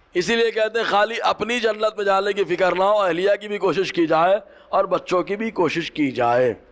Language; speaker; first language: Urdu; native; Urdu